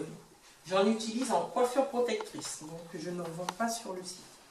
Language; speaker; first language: French; native; French